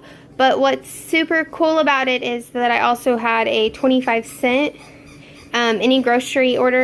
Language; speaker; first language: English; native; English